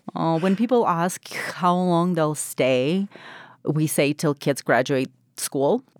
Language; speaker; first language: English; non-native, fluent; Ukrainian